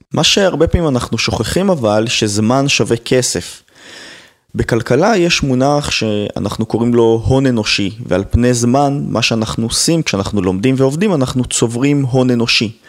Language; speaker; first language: Hebrew; native; Hebrew